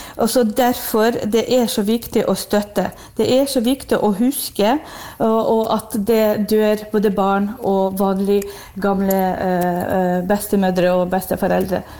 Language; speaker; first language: Norwegian; non-native, fluent; Ukrainian